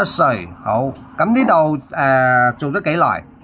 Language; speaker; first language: Cantonese; native; Cantonese